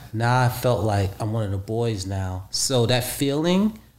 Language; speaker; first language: English; native; English